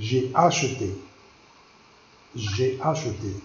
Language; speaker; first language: French; non-native, local second language; Arabic